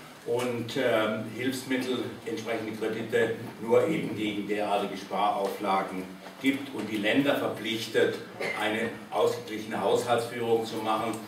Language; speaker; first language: German; native; German